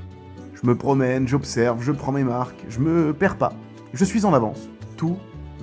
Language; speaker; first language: French; native; French